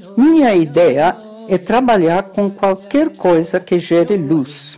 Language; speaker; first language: Portuguese; non-native, fluent; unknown